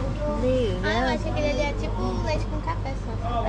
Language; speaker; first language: Portuguese; native; Portuguese